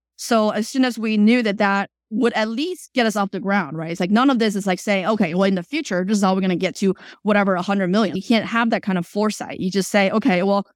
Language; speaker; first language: English; early bilingual, other home language; Chinese